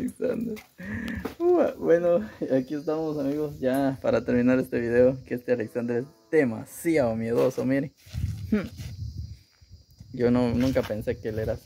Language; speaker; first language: Spanish; native; Spanish